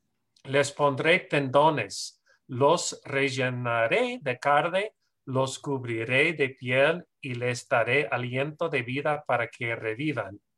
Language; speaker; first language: Spanish; non-native, fluent; English